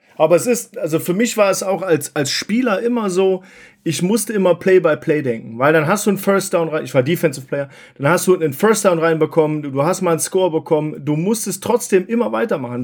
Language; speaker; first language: German; native; German